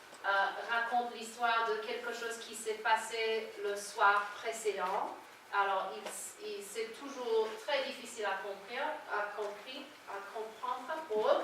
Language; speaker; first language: French; non-native, fluent; English